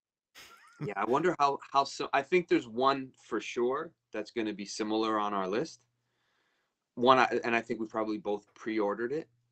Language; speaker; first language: English; native; English